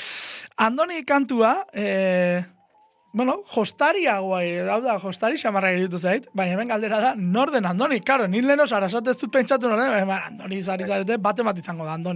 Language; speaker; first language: Basque; native; Basque